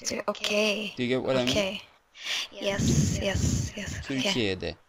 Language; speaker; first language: English; non-native, fluent; Turkish